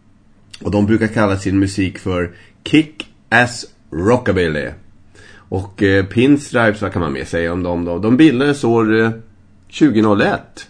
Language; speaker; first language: Swedish; native; Swedish